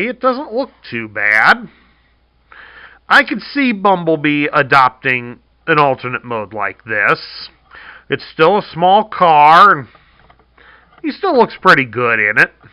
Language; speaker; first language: English; native; English